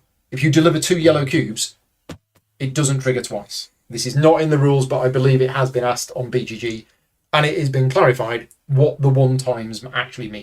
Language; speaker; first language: English; native; English